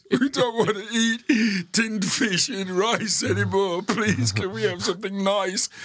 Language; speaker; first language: English; native; English